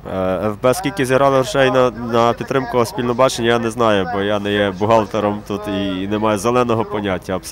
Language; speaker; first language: Ukrainian; native; Ukrainian